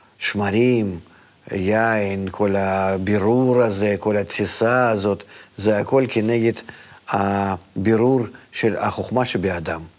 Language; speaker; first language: Hebrew; non-native, fluent; Russian